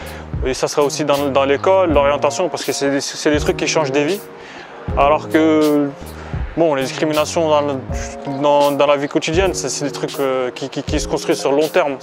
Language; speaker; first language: French; early bilingual, other home language; Arabic